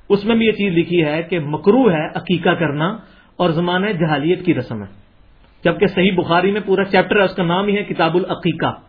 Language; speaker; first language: Urdu; non-native, local second language; Punjabi